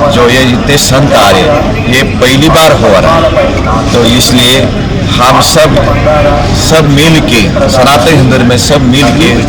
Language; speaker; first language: Hindi; non-native, local second language; Marathi